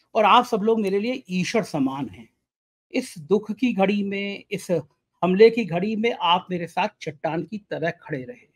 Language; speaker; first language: Hindi; native; Hindi